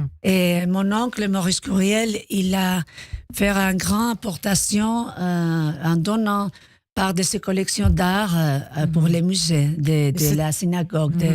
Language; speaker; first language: French; non-native, learner; Spanish